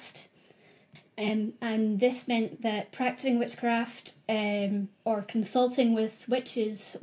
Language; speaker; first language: English; native; English